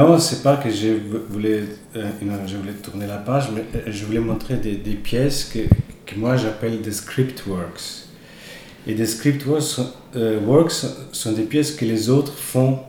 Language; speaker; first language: French; non-native, fluent; Italian